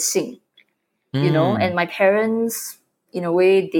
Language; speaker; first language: English; native; English